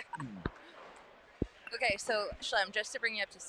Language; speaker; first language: English; native; English